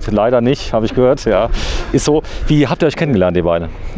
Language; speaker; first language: German; native; German